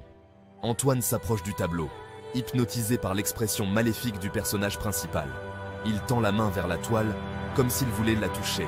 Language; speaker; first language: French; native; French